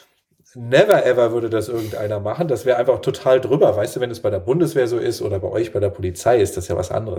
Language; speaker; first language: German; native; German